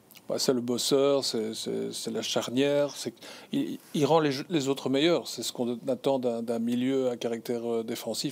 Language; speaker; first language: French; native; French